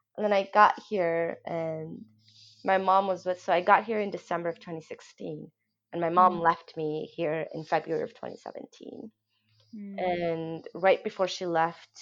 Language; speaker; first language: English; non-native, local second language; Somali